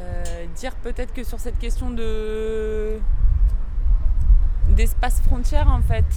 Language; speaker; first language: French; native; French